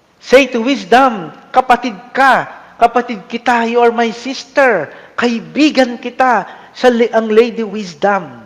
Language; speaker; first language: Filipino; non-native, local second language; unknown